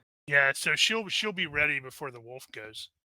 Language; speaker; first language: English; native; English